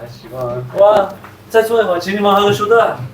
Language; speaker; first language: Chinese; native; Chinese